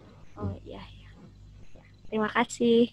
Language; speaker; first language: Indonesian; native; Indonesian